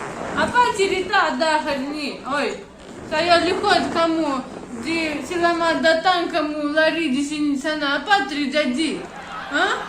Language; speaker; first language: Indonesian; non-native, learner; Russian